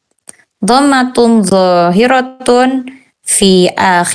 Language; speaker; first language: Arabic; non-native, fluent; Indonesian